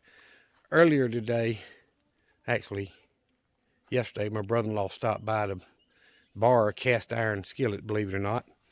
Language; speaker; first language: English; native; English